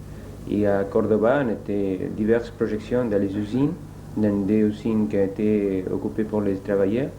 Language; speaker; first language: French; non-native, learner; Spanish